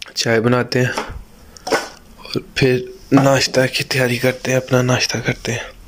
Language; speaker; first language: Urdu; non-native, local second language; Punjabi